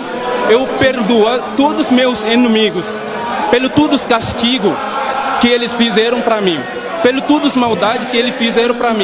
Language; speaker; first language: Portuguese; non-native, fluent; Wolof